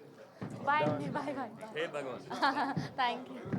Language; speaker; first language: Telugu; native; Telugu